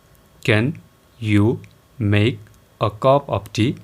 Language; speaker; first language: English; non-native, local second language; Nepali